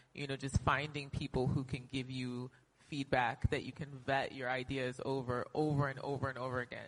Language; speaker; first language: English; native; English